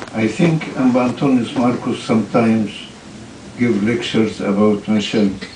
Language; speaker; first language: English; non-native, fluent; Arabic